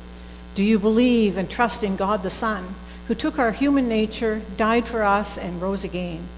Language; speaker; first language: English; native; English